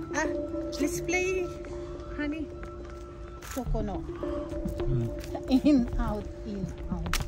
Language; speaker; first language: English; non-native, local second language; Filipino